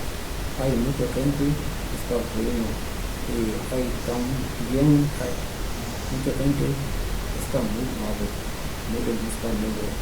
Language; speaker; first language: Spanish; non-native, learner; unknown